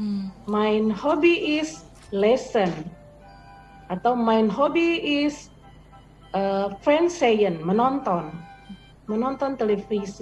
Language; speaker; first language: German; non-native, fluent; Indonesian